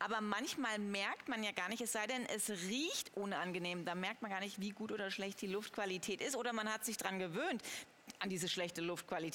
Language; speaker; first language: German; native; German